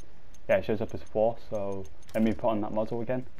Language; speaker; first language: English; native; English